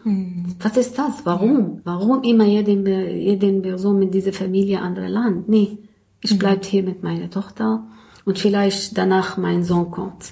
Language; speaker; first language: German; non-native, learner; Arabic